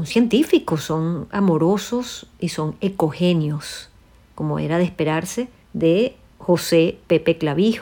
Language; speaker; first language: Spanish; native; Spanish